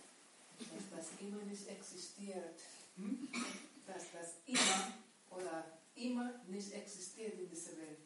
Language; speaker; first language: German; non-native, learner; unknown